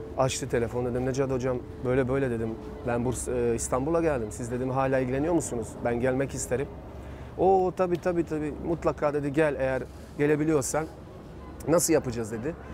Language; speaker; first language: Turkish; non-native, fluent; Bosnian